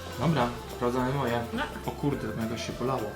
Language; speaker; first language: Polish; native; Polish